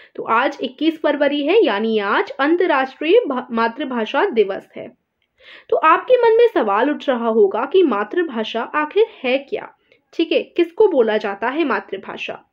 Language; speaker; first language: Hindi; native; Hindi